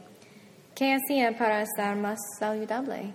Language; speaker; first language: Spanish; non-native, learner; English